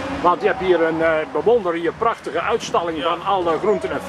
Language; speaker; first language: Dutch; native; Dutch